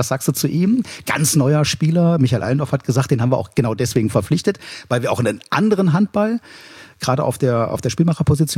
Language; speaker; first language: German; native; German